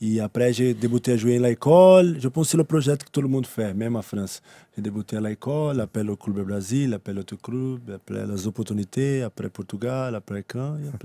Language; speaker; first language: French; non-native, learner; Portuguese